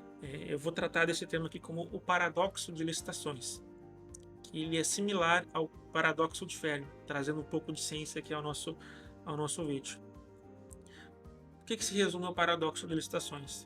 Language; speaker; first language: Portuguese; native; Portuguese